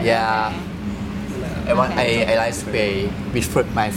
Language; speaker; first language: English; non-native, learner; Thai